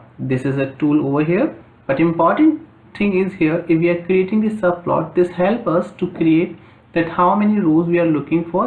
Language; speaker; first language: English; non-native, local second language; Hindi